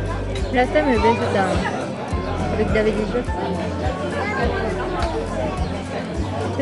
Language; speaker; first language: French; non-native, learner; Filipino